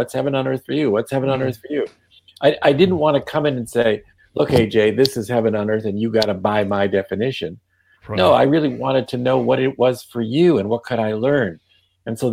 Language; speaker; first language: English; non-native, fluent; Yiddish